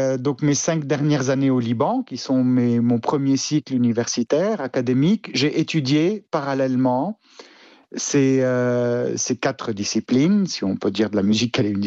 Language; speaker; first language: French; non-native, local second language; Arabic